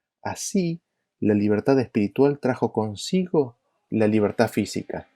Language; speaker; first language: Spanish; native; Spanish